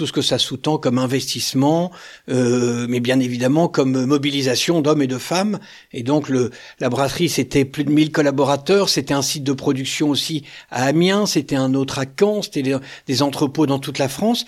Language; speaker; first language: French; native; French